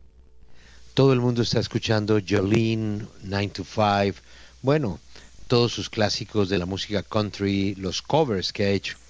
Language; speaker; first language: Spanish; native; Spanish